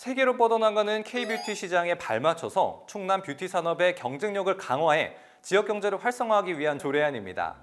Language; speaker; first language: Korean; native; Korean